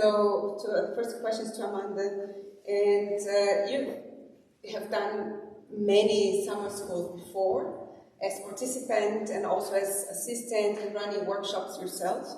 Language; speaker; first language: English; non-native, fluent; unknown